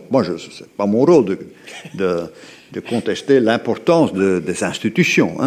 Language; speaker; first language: French; native; French